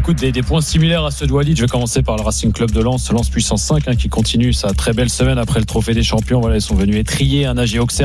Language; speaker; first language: French; native; French